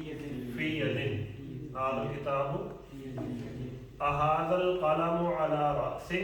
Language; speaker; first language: Arabic; non-native, learner; Urdu